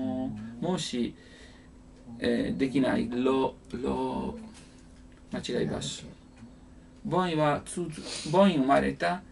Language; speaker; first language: Japanese; non-native, learner; Italian